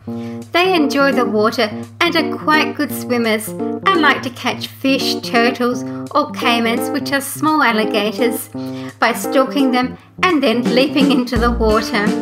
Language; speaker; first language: English; native; English